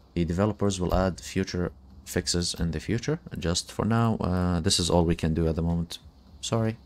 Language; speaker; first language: English; non-native, fluent; Arabic